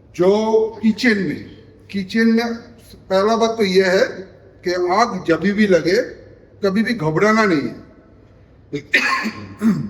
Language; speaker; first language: Hindi; non-native, local second language; Bangla